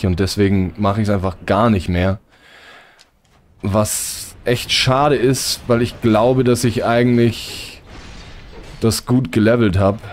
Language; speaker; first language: German; native; German